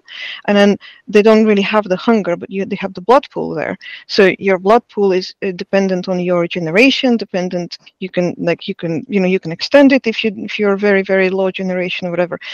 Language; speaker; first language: English; non-native, fluent; Russian